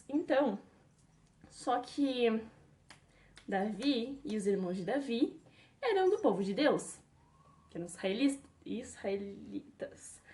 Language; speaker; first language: Portuguese; native; Portuguese